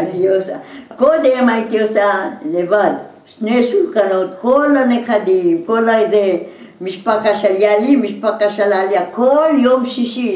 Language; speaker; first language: Hebrew; non-native, learner; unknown